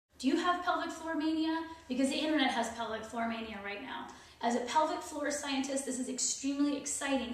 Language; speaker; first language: English; native; English